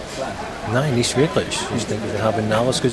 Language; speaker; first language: German; non-native, fluent; English